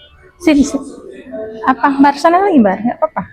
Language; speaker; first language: Indonesian; native; Indonesian